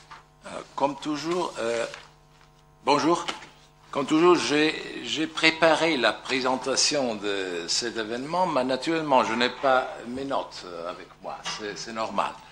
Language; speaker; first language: French; non-native, fluent; Italian